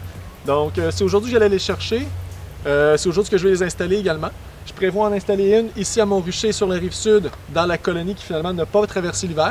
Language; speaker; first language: French; native; French